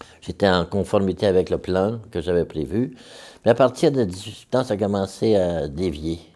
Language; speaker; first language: French; native; French